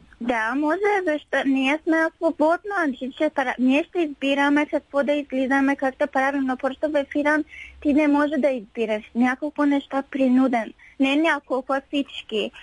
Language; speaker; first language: Bulgarian; non-native, learner; Persian